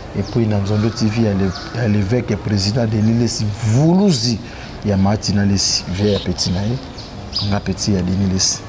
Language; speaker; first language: Lingala; native; Lingala